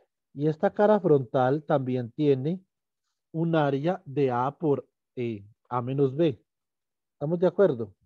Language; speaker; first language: Spanish; native; Spanish